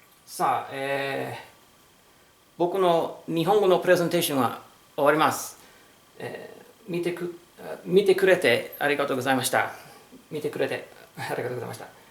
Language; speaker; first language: Japanese; non-native, learner; English